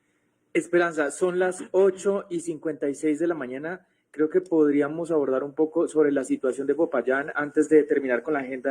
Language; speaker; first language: Spanish; native; Spanish